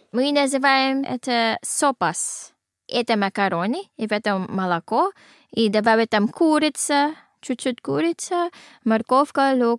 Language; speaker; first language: Russian; non-native, learner; Filipino